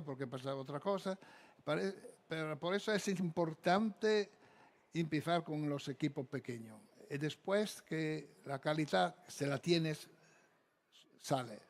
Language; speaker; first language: Spanish; non-native, fluent; Italian